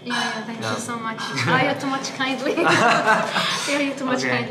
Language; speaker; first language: English; non-native, learner; Arabic